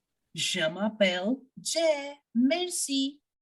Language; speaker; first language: French; non-native, fluent; Hindi